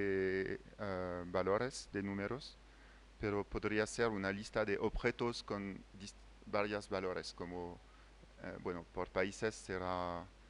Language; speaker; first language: Spanish; non-native, fluent; French